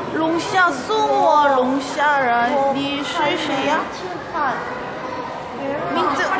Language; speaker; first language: Chinese; non-native, learner; Korean